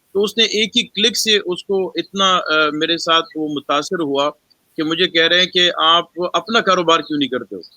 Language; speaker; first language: Urdu; non-native, local second language; Pashto